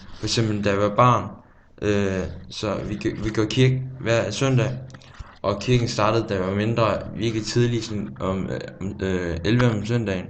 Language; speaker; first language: Danish; early bilingual, other home language; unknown